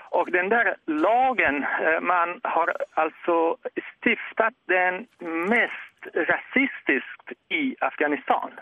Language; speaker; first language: Swedish; non-native, fluent; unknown